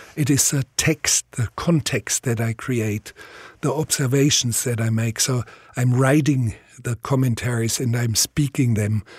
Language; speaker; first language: English; non-native, fluent; German